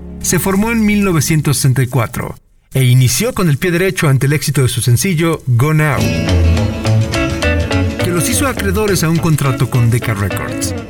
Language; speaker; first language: Spanish; native; Spanish